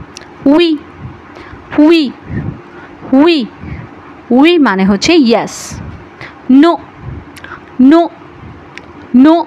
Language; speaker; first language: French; non-native, learner; Bangla